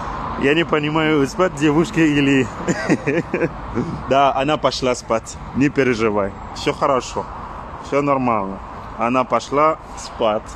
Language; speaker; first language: Russian; non-native, learner; French